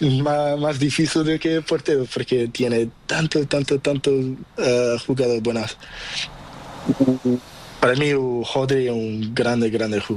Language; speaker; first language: Spanish; non-native, learner; Portuguese